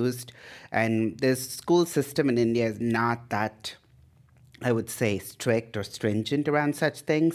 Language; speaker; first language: English; non-native, local second language; Tamil